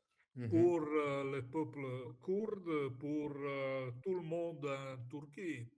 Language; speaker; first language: French; non-native, fluent; Italian